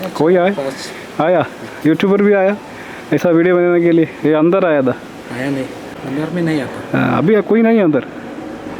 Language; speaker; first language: Hindi; non-native, local second language; Malayalam